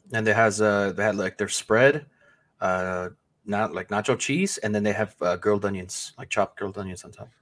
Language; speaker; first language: English; early bilingual, other home language; Spanish